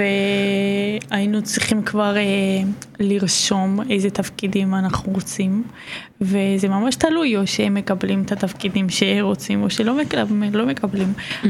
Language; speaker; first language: Hebrew; non-native, fluent; Georgian